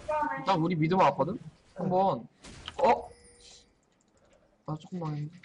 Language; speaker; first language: Korean; native; Korean